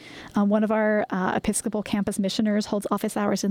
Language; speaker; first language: English; native; English